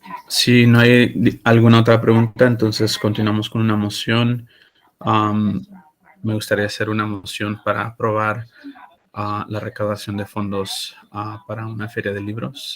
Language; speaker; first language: Spanish; early bilingual, heritage; Spanish